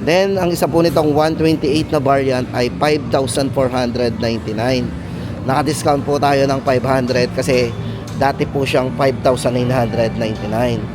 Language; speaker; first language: Filipino; native; Filipino